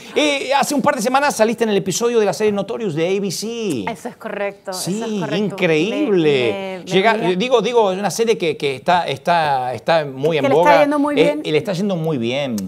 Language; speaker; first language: Spanish; native; Spanish